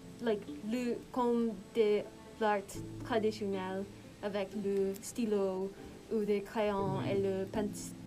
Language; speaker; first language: French; non-native, learner; English